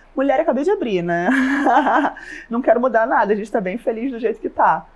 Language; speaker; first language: Portuguese; native; Portuguese